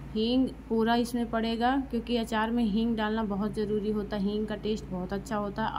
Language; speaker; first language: Hindi; native; Hindi